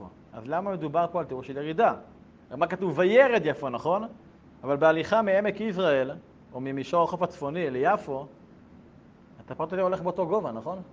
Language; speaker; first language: Hebrew; native; Hebrew